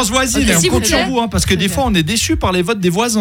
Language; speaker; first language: French; native; French